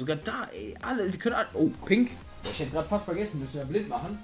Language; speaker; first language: German; native; German